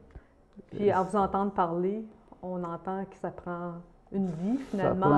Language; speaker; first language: French; native; French